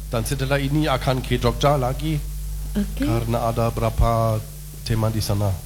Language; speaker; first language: Indonesian; non-native, learner; German